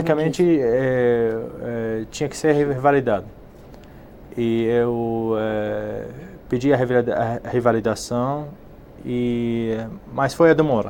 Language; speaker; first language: Portuguese; non-native, fluent; Arabic